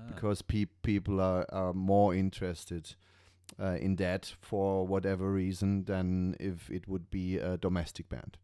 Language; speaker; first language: English; non-native, fluent; German